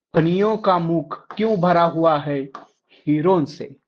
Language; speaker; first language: Hindi; non-native, local second language; Marathi